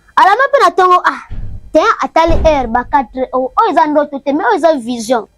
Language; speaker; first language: Lingala; non-native, local second language; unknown